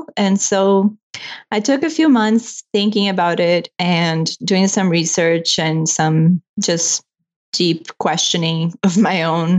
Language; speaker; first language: English; non-native, fluent; Portuguese